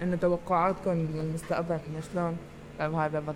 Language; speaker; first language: French; non-native, learner; Arabic